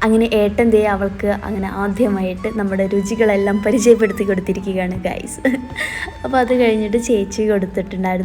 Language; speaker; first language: Malayalam; native; Malayalam